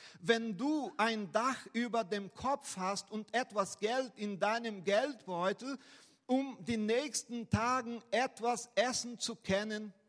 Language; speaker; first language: German; non-native, fluent; Portuguese